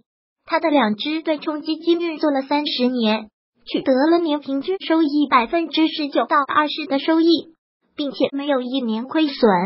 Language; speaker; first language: Chinese; native; Chinese